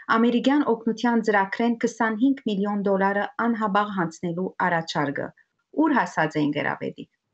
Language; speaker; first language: Armenian; early bilingual, heritage; Armenian